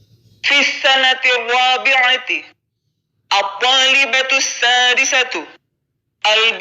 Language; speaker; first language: Arabic; non-native, fluent; Indonesian